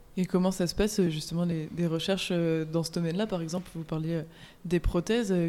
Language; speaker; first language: French; native; French